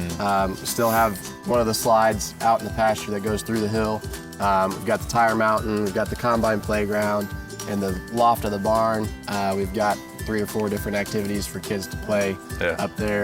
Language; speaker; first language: English; native; English